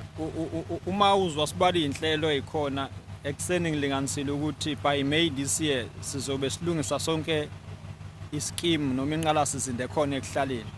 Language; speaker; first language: Zulu; native; Zulu